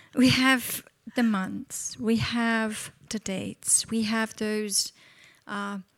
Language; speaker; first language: English; non-native, fluent; Hungarian